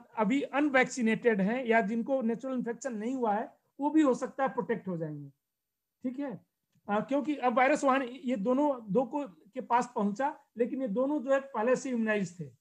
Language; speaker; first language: Hindi; native; Hindi